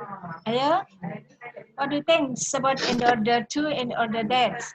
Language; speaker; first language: English; non-native, learner; Indonesian